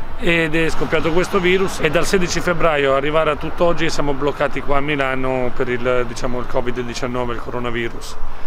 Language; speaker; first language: Italian; native; Italian